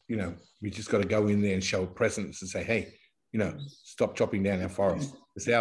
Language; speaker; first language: English; native; English